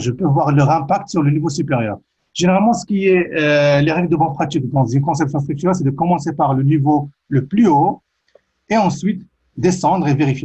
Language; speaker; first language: French; native; French